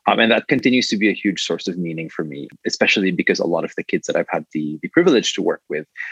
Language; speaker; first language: English; non-native, local second language; Filipino